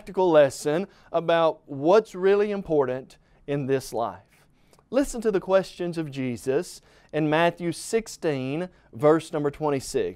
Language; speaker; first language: English; native; English